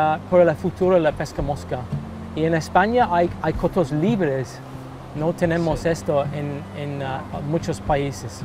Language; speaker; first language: Spanish; non-native, learner; English